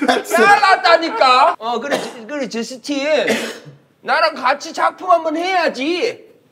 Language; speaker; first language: Korean; native; Korean